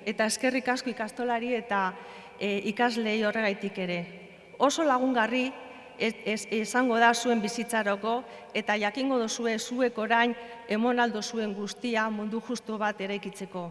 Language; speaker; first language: Basque; native; Basque